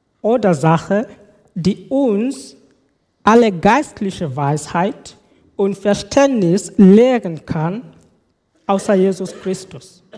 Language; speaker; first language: German; non-native, fluent; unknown